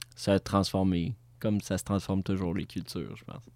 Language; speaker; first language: French; native; French